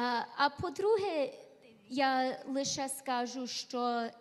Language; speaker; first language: Ukrainian; early bilingual, heritage; Ukrainian